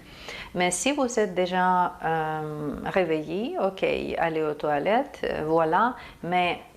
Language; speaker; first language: French; non-native, fluent; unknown